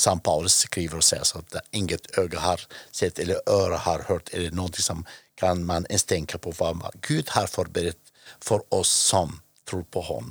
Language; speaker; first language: Swedish; non-native, fluent; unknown